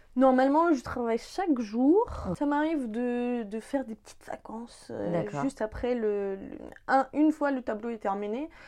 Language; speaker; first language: French; non-native, fluent; Ukrainian